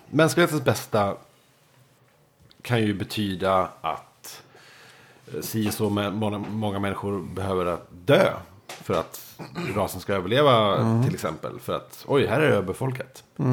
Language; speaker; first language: Swedish; native; Swedish